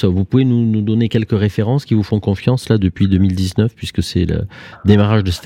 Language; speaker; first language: French; native; French